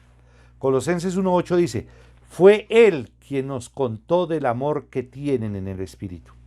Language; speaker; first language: Spanish; native; Spanish